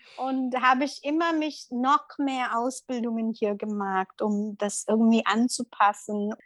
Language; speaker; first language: German; non-native, learner; Tamil